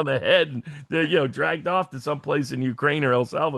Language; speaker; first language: English; native; English